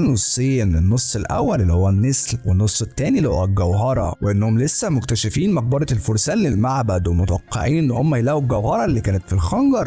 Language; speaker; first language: Arabic; native; Arabic